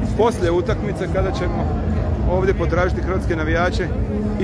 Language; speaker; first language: Serbian; native; Serbian